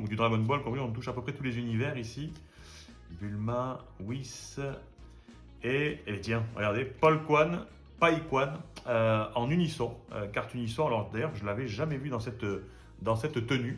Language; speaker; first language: French; native; French